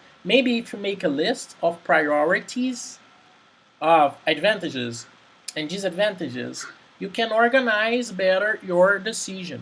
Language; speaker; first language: English; non-native, fluent; Portuguese